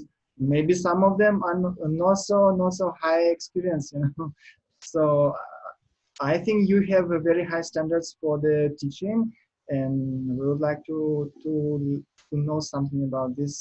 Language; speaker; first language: English; non-native, learner; Russian